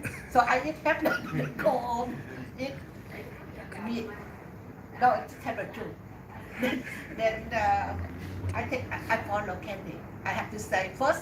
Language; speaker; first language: English; non-native, learner; Vietnamese